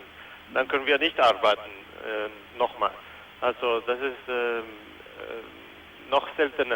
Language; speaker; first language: German; non-native, fluent; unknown